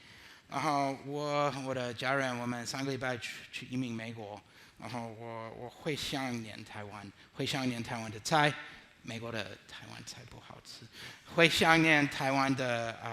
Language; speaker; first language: Chinese; non-native, learner; English